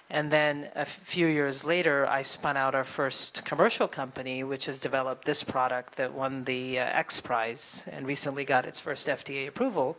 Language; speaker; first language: English; native; English